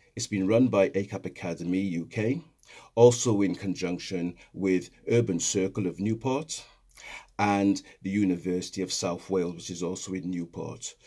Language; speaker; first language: English; native; English